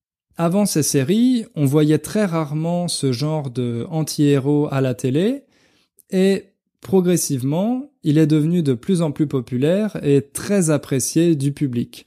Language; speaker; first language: French; native; French